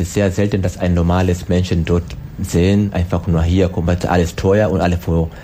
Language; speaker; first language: German; non-native, learner; Swahili